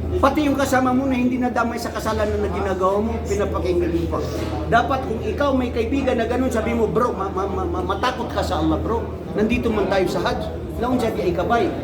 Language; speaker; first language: Filipino; non-native, local second language; Maranao